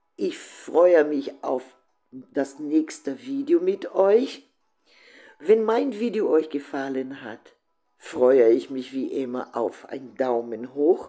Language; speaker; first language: German; non-native, fluent; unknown